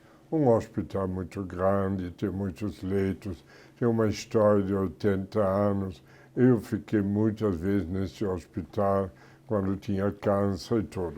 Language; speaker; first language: Portuguese; non-native, fluent; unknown